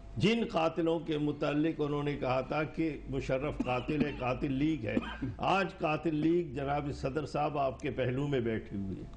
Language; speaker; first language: Urdu; non-native, local second language; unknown